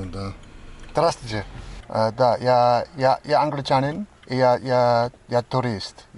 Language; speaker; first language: Russian; non-native, learner; English